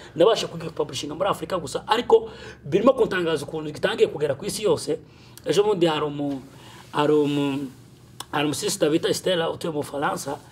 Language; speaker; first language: Kinyarwanda; early bilingual, heritage; Kinyarwanda